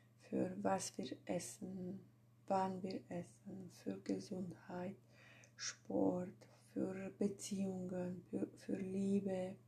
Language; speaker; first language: German; non-native, fluent; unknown